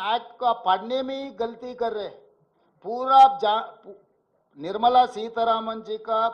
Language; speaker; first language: Hindi; non-native, local second language; Telugu